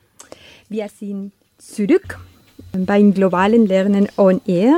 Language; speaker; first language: German; non-native, fluent; Spanish